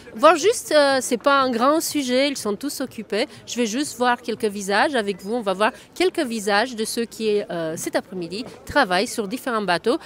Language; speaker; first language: French; native; French